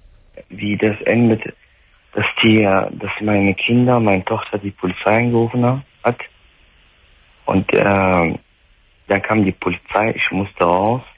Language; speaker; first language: German; non-native, fluent; Arabic